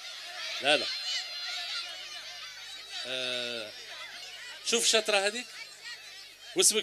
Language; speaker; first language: Arabic; native; Arabic